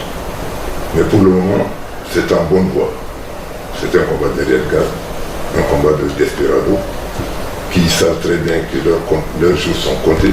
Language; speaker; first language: French; non-native, local second language; Bambara